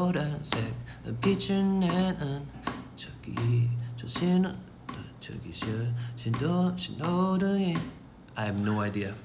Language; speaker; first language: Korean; non-native, fluent; English